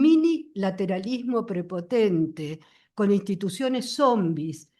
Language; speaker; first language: Spanish; native; Spanish